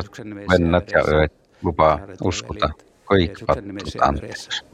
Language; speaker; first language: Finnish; non-native, learner; Estonian